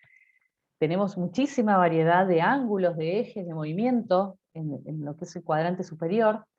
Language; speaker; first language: Spanish; native; Spanish